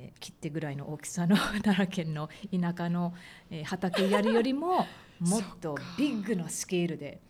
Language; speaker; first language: Japanese; early bilingual, heritage; Japanese